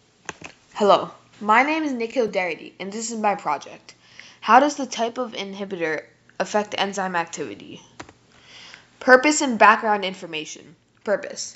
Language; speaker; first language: English; native; English